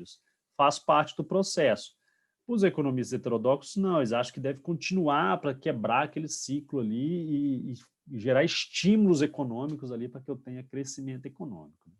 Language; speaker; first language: Portuguese; native; Portuguese